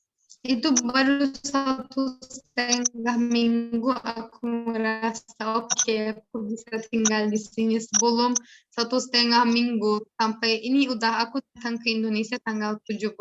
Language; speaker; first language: Indonesian; non-native, learner; Turkish